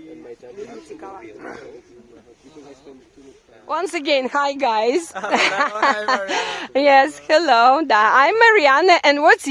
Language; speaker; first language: English; non-native, learner; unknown